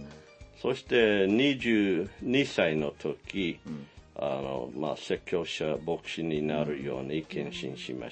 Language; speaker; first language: Japanese; non-native, fluent; English